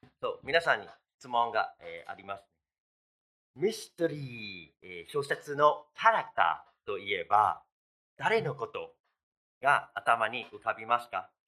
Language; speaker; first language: Japanese; non-native, fluent; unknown